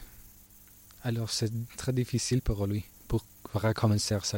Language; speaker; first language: French; non-native, learner; Spanish